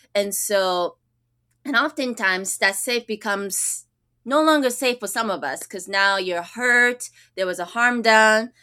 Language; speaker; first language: English; early bilingual, other home language; Japanese